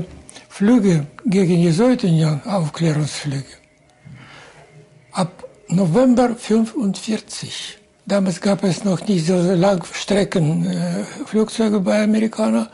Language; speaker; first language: German; non-native, fluent; Russian